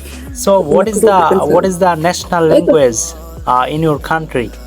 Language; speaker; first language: English; non-native, learner; Bangla